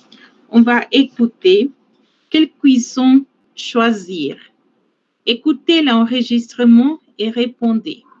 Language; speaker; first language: French; non-native, fluent; Spanish